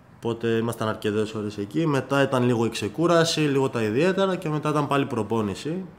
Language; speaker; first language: Greek; native; Greek